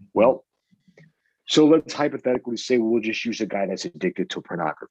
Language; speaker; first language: English; native; English